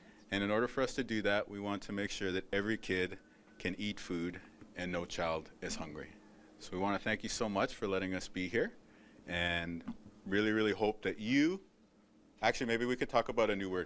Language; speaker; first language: English; native; English